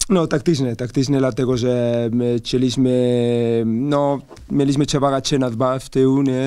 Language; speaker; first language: Polish; non-native, learner; Spanish